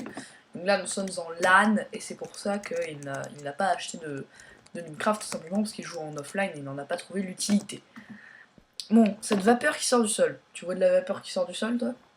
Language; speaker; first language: French; native; French